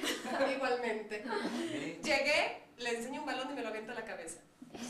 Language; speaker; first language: Spanish; native; Spanish